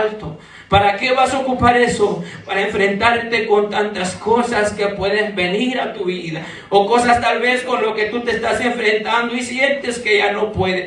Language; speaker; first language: Spanish; native; Spanish